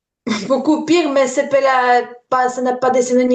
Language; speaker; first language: French; non-native, learner; Ukrainian